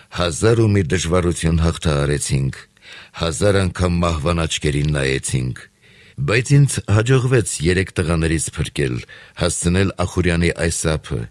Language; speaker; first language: Armenian; native; Armenian